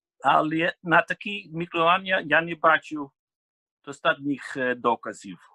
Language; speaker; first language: Ukrainian; non-native, fluent; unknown